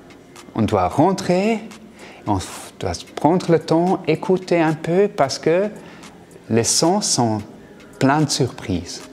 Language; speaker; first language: French; non-native, fluent; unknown